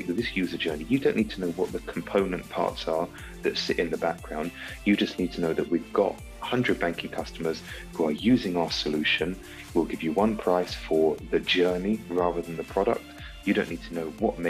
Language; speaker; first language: English; native; English